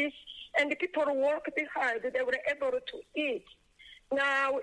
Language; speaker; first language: English; non-native, local second language; Kinyarwanda